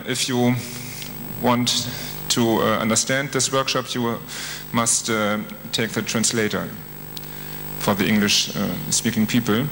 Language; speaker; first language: English; non-native, learner; German